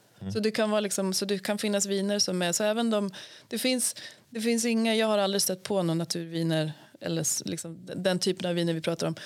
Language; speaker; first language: Swedish; native; Swedish